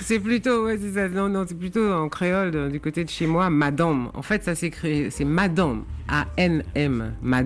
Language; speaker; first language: French; native; French